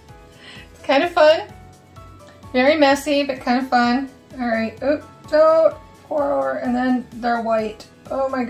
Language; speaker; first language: English; native; English